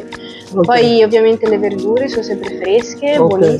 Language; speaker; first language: Italian; native; Italian